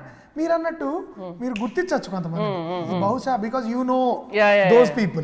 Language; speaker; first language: Telugu; native; Telugu